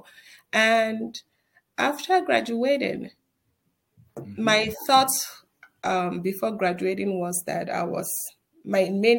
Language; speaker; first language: English; non-native, local second language; Yoruba